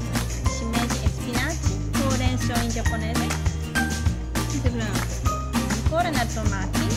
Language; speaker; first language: Italian; non-native, learner; Japanese